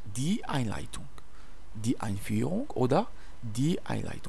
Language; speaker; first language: German; non-native, fluent; Arabic